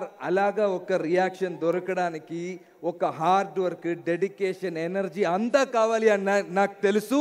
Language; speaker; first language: Telugu; non-native, learner; Malayalam